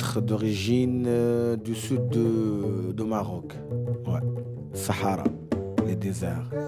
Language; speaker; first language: French; non-native, learner; Arabic